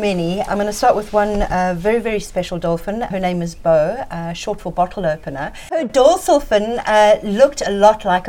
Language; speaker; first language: English; native; English